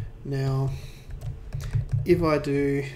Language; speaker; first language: English; native; English